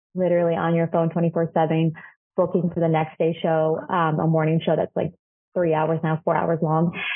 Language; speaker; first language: English; non-native, fluent; Spanish